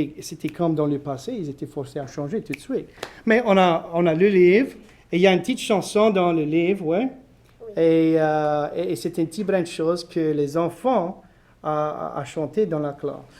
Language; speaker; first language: French; non-native, local second language; English